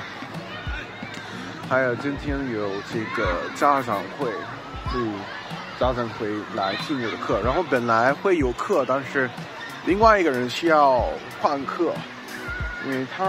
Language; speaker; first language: Chinese; non-native, fluent; English